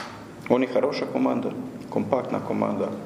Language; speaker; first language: Russian; non-native, learner; Croatian